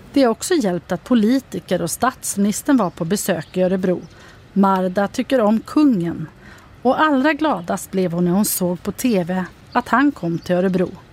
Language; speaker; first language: Swedish; native; Swedish